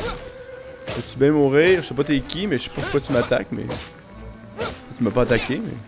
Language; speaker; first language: French; native; French